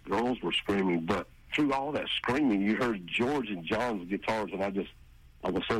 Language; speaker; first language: English; native; English